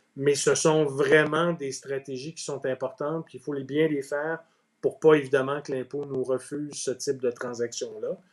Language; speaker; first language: French; native; French